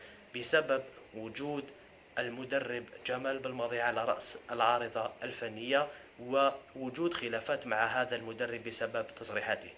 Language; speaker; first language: Arabic; native; Arabic